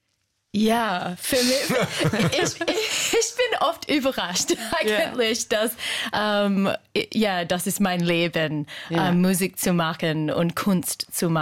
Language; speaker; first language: German; non-native, fluent; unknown